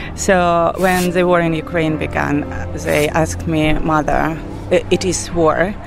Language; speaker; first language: English; non-native, fluent; Belarusian